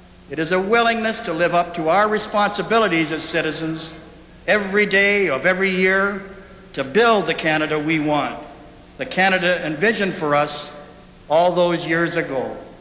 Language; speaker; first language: English; native; English